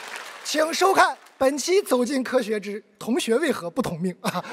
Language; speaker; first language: Chinese; native; Chinese